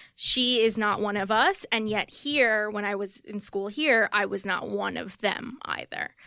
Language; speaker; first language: English; early bilingual, other home language; Spanish